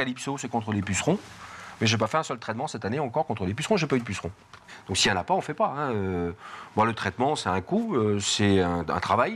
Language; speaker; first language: French; native; French